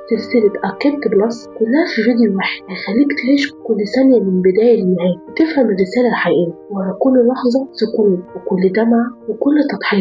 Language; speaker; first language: Arabic; native; Arabic